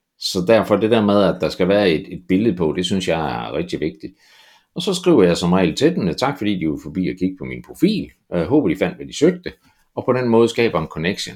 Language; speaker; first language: Danish; native; Danish